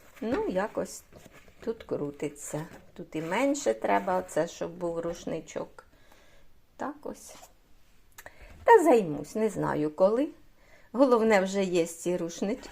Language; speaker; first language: Ukrainian; native; Ukrainian